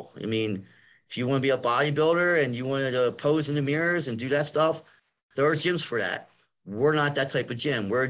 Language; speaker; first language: English; native; English